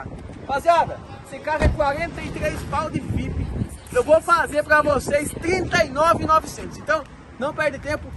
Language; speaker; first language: Portuguese; native; Portuguese